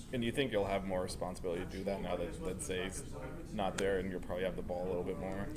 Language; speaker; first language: English; native; English